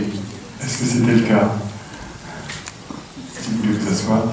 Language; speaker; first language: French; native; French